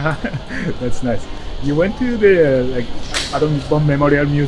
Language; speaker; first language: English; non-native, fluent; Japanese